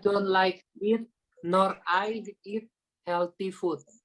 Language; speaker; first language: English; non-native, learner; Indonesian